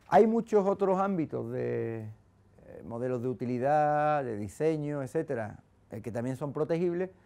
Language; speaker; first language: Spanish; native; Spanish